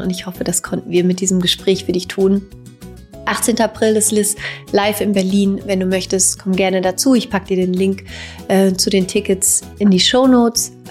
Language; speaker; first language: German; native; German